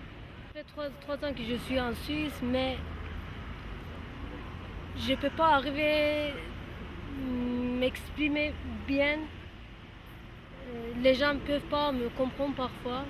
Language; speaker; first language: French; non-native, learner; Kurdish